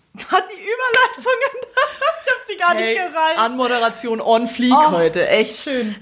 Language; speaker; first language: German; non-native, fluent; Croatian